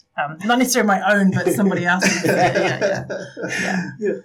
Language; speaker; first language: English; native; English